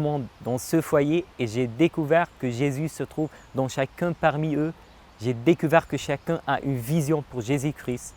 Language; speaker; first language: French; non-native, local second language; Arabic